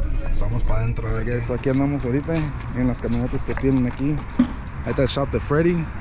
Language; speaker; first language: Spanish; early bilingual, heritage; Spanish